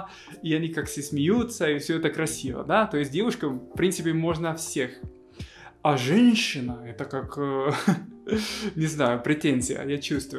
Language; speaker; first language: Russian; non-native, fluent; Spanish